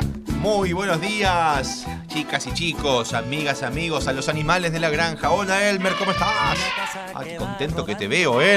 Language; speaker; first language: Spanish; native; Spanish